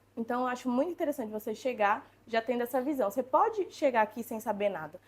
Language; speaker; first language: Portuguese; native; Portuguese